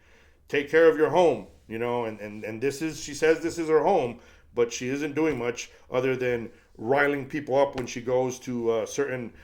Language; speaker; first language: English; native; English